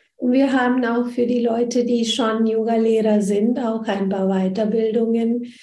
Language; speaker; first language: German; non-native, fluent; Hindi